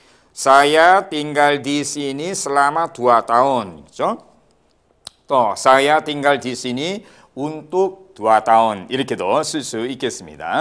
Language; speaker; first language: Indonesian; non-native, fluent; Korean